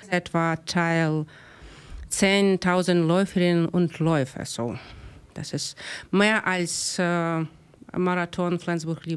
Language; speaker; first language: German; non-native, learner; Ukrainian